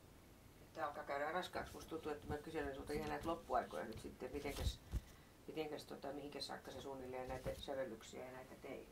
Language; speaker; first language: Finnish; native; Finnish